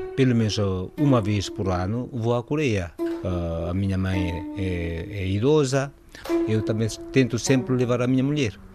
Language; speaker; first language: Portuguese; non-native, fluent; Korean